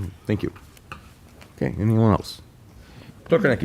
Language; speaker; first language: English; native; English